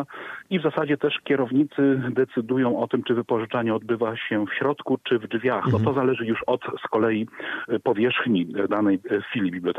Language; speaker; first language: Polish; native; Polish